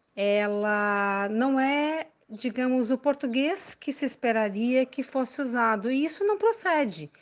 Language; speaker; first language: Portuguese; native; Portuguese